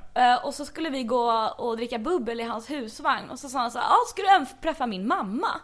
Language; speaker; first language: Swedish; native; Swedish